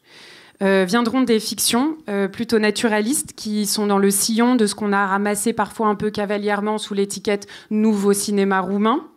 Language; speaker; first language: French; native; French